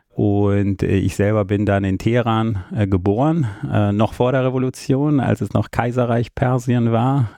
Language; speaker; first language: German; early bilingual, other home language; Armenian